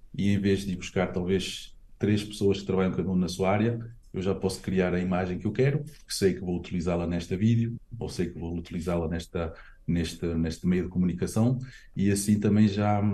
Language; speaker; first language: Portuguese; early bilingual, heritage; Portuguese